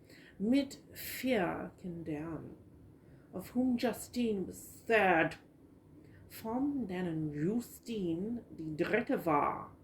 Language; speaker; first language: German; non-native, learner; English